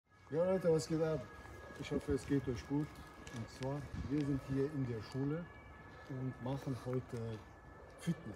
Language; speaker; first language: German; non-native, learner; Chechen